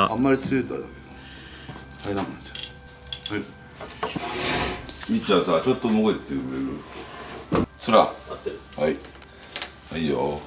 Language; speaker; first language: Japanese; native; Japanese